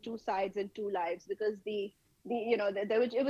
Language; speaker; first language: English; non-native, local second language; Bangla